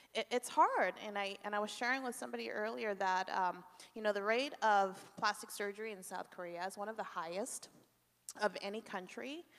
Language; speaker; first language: English; native; English